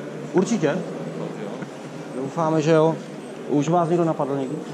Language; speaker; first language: Czech; native; Czech